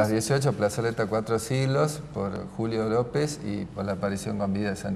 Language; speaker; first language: Spanish; native; Spanish